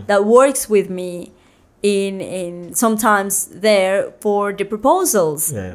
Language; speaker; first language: English; non-native, fluent; Spanish